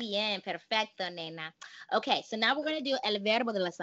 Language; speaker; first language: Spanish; non-native, fluent; English